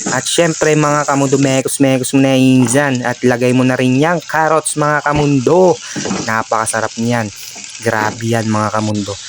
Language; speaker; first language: Filipino; native; Filipino